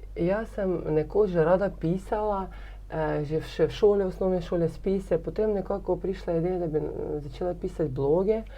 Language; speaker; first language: Slovenian; non-native, fluent; Ukrainian